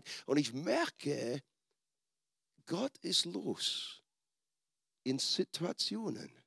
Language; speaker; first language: German; non-native, fluent; English